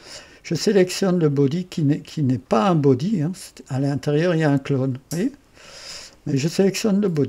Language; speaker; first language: French; native; French